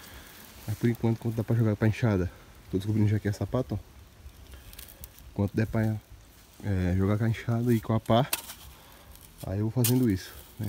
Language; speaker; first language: Portuguese; native; Portuguese